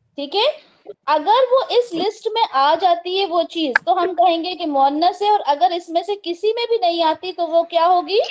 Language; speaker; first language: Urdu; native; Urdu